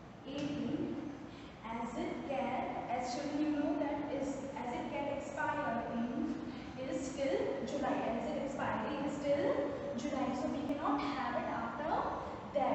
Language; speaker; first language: English; non-native, local second language; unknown